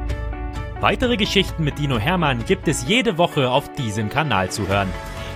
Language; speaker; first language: German; native; German